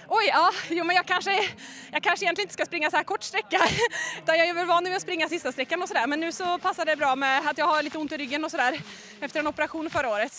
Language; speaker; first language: Swedish; native; Swedish